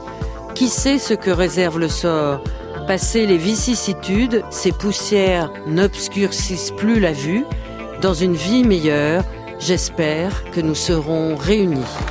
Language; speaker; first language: French; native; French